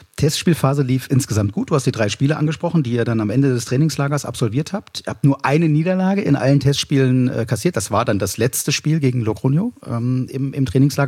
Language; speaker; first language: German; native; German